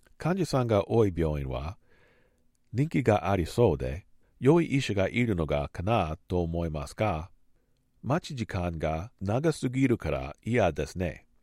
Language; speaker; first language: Japanese; non-native, learner; English